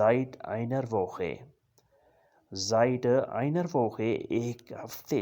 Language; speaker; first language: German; non-native, fluent; Urdu